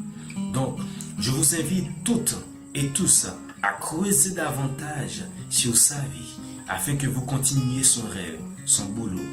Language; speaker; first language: French; non-native, local second language; Haitian Creole